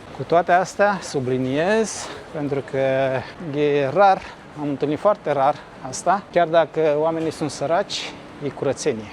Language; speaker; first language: Romanian; native; Romanian